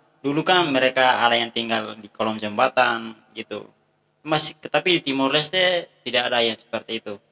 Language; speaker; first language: Indonesian; non-native, fluent; Tetum